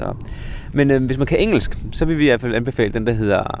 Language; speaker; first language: Danish; native; Danish